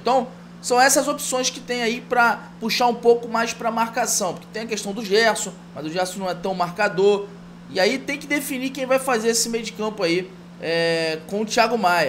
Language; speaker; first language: Portuguese; native; Portuguese